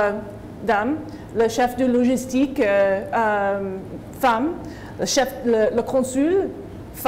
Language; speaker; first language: French; non-native, fluent; English